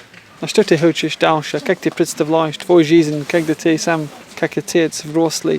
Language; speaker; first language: Russian; non-native, learner; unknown